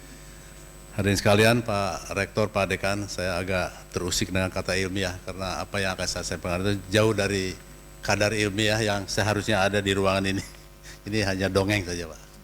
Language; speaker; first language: Indonesian; native; Indonesian